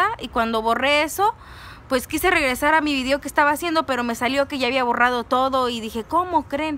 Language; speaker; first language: Spanish; native; Spanish